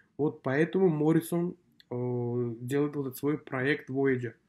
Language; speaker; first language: Russian; non-native, local second language; Uzbek